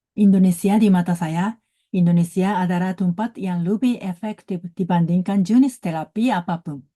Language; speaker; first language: Indonesian; non-native, learner; Japanese